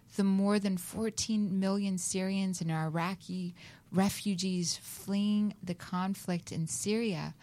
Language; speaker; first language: English; native; English